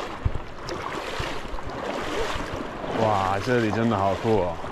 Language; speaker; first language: Chinese; non-native, fluent; English